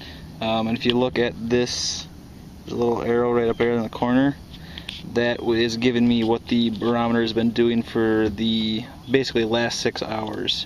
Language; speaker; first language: English; native; English